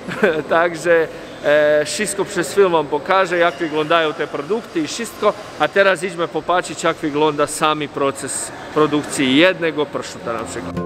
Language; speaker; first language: Polish; non-native, fluent; Croatian